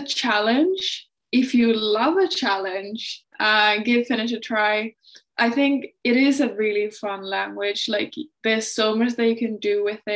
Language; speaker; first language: English; non-native, fluent; Finnish